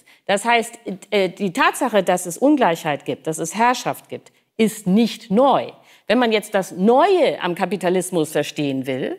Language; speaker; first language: German; native; German